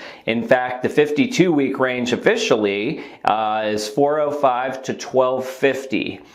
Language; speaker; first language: English; native; English